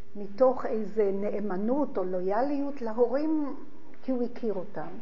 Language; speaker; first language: Hebrew; early bilingual, other home language; Polish